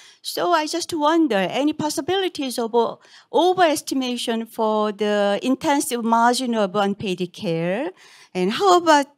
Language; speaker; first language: English; non-native, fluent; Korean